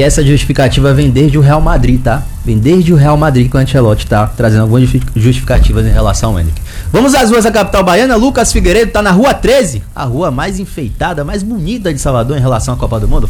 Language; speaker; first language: Portuguese; native; Portuguese